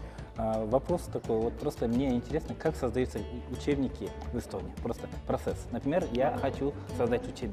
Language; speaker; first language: Russian; non-native, local second language; Kyrgyz